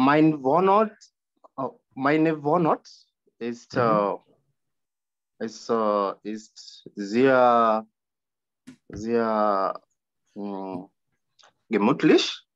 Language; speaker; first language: German; non-native, learner; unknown